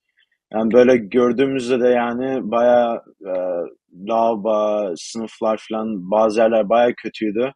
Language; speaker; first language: Turkish; early bilingual, heritage; Turkish